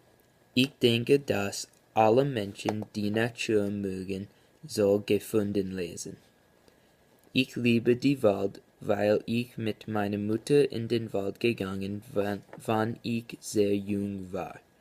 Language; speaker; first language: German; non-native, learner; English